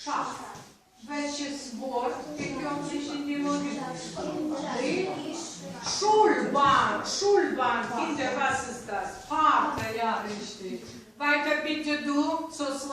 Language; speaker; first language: German; non-native, fluent; Russian